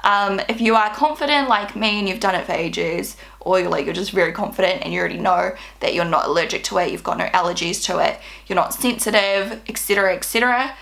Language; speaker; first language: English; native; English